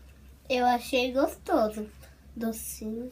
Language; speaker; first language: Portuguese; early bilingual, heritage; Portuguese